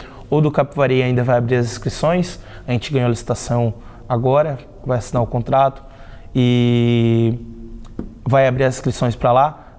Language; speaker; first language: Portuguese; native; Portuguese